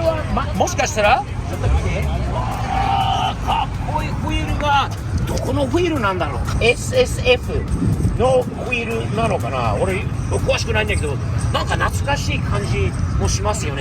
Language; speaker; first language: Japanese; non-native, fluent; English